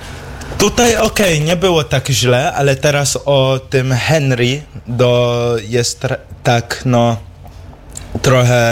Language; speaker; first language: Polish; early bilingual, heritage; English